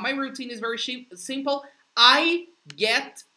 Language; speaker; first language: English; non-native, fluent; Portuguese